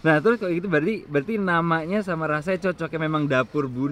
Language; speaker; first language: Indonesian; native; Indonesian